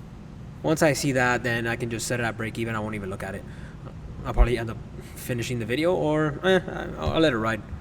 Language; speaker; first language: English; native; English